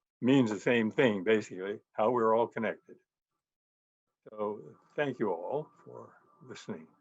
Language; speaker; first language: English; native; English